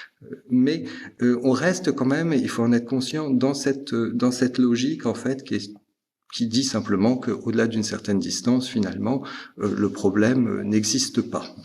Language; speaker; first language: French; native; French